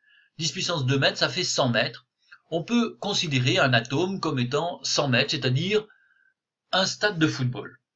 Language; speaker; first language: French; native; French